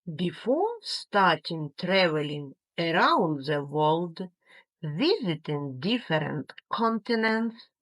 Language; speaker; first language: English; non-native, fluent; Ukrainian